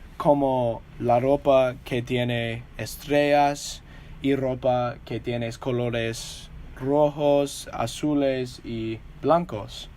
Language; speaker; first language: Spanish; non-native, learner; English